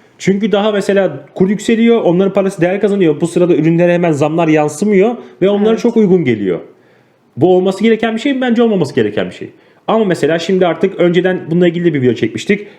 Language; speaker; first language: Turkish; native; Turkish